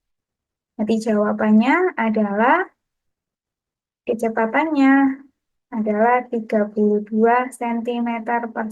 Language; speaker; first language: Indonesian; native; Indonesian